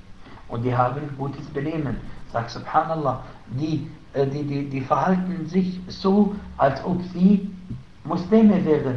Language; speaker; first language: German; non-native, fluent; Arabic